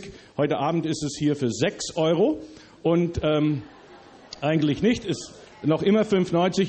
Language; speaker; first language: German; early bilingual, other home language; English